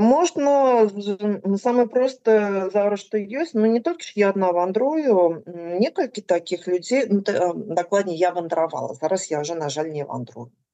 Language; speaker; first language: Belarusian; native; Belarusian